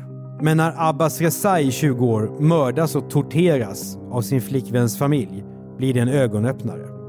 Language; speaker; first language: Swedish; native; Swedish